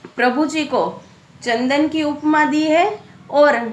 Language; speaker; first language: Hindi; non-native, local second language; Gujarati